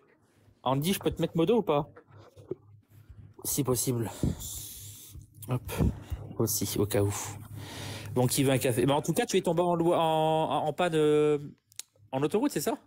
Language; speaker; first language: French; native; French